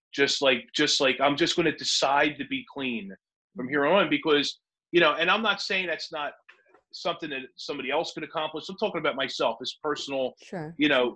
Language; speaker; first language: English; native; English